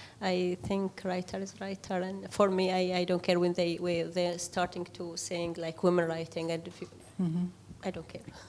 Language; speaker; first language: English; non-native, fluent; Arabic